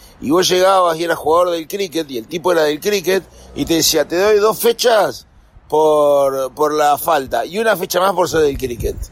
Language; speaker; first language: Spanish; native; Spanish